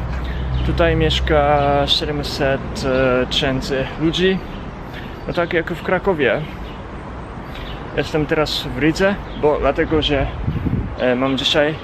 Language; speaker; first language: Polish; non-native, fluent; Japanese